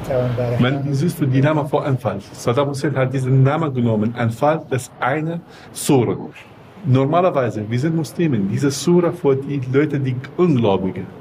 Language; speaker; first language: German; non-native, learner; Kurdish